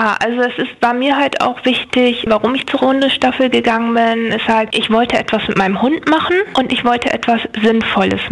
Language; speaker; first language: German; native; German